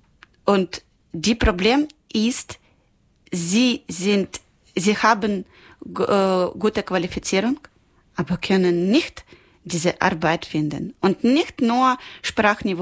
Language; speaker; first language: German; non-native, learner; Ukrainian